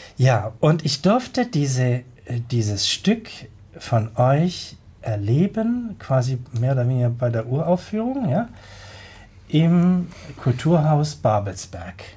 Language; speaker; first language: German; native; German